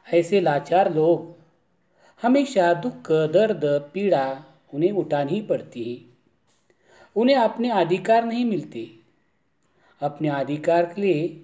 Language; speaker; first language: Hindi; non-native, local second language; Marathi